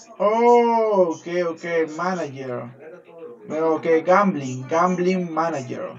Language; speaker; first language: English; non-native, fluent; Spanish